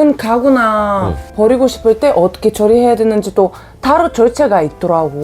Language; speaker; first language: Korean; non-native, fluent; Bulgarian